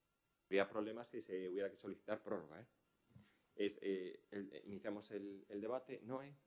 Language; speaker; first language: Spanish; native; Spanish